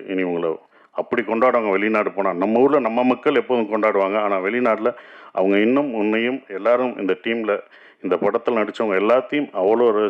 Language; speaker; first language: Tamil; native; Tamil